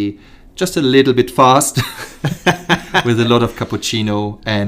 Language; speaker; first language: English; non-native, fluent; German